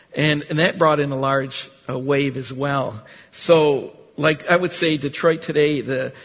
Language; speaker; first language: English; early bilingual, other home language; Spanish